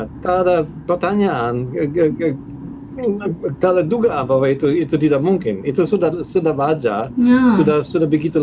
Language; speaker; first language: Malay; non-native, fluent; German